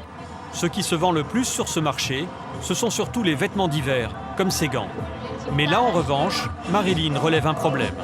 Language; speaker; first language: French; native; French